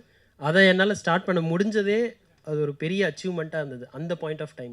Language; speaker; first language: Tamil; native; Tamil